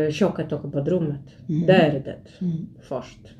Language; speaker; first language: Swedish; non-native, learner; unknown